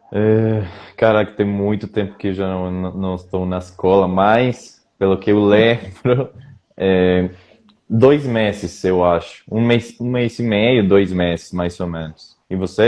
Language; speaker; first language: Portuguese; non-native, learner; Spanish